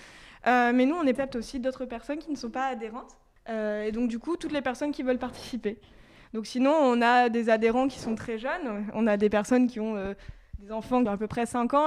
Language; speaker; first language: French; native; French